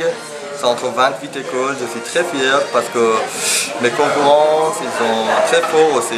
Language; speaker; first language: French; non-native, fluent; Persian